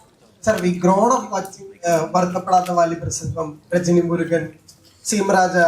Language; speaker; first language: Tamil; non-native, learner; Malayalam